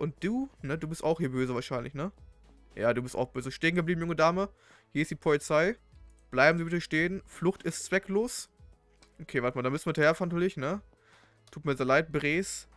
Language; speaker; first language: German; native; German